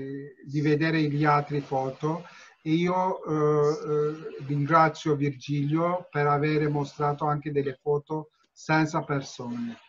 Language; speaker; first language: Italian; non-native, fluent; Turkish